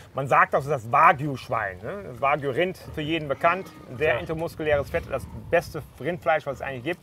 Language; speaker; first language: German; native; German